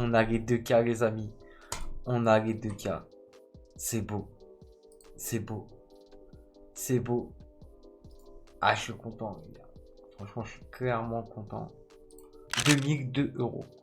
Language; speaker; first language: French; native; French